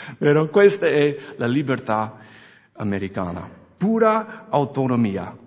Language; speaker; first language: Italian; non-native, fluent; English